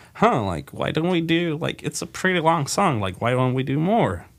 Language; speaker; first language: English; non-native, fluent; Slovak